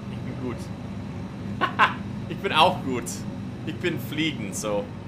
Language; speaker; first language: German; non-native, learner; English